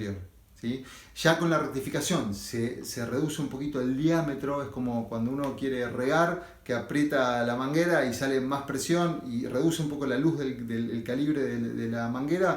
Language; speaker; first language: Spanish; native; Spanish